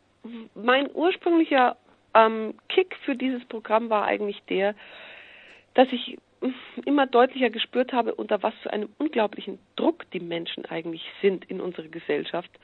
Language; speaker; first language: German; native; German